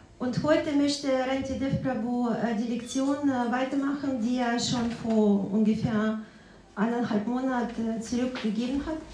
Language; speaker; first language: German; non-native, fluent; Russian